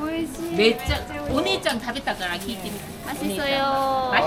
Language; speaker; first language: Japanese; non-native, learner; Korean